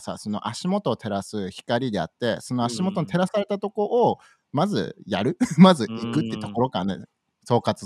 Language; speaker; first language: Japanese; native; Japanese